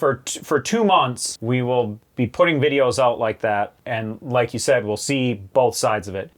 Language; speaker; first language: English; native; English